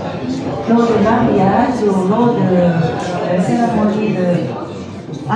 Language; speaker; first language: French; non-native, learner; Japanese